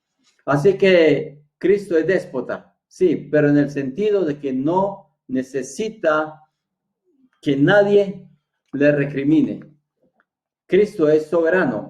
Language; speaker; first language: Spanish; native; Spanish